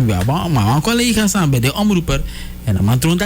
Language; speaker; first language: Dutch; native; Dutch